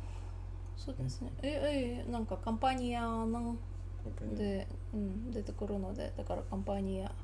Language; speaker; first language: Japanese; non-native, learner; Tatar